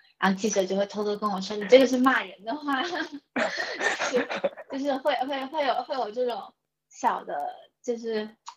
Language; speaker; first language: Chinese; native; Chinese